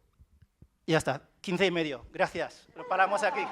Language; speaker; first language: Spanish; early bilingual, other home language; Chinese